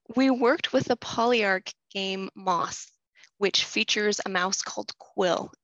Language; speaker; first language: English; native; English